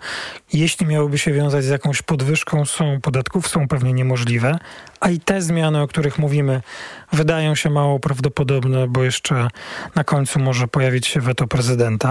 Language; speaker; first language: Polish; native; Polish